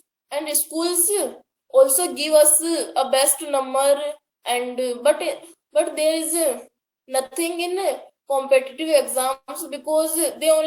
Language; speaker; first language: English; non-native, learner; Hindi